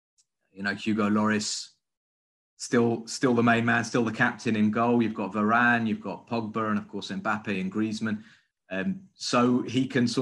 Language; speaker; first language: English; native; English